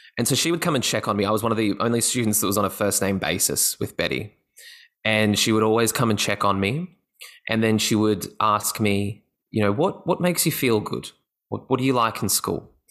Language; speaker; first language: English; native; English